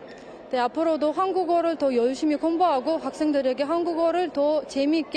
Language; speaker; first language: Korean; non-native, fluent; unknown